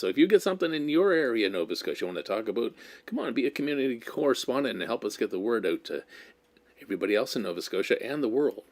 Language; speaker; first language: English; native; English